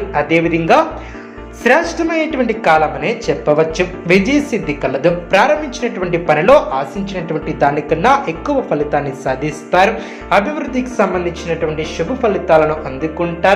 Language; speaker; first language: Telugu; native; Telugu